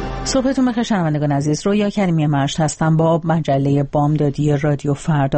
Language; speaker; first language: Persian; native; Persian